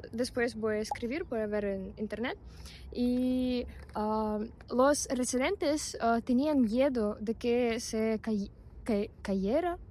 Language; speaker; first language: Spanish; non-native, fluent; Russian